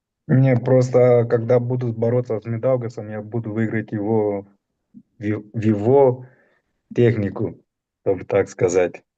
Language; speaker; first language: Russian; non-native, fluent; Romanian